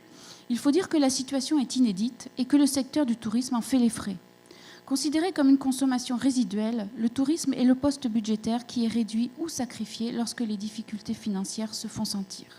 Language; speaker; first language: French; native; French